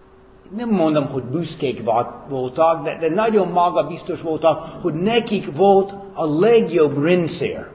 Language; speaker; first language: Hungarian; non-native, fluent; English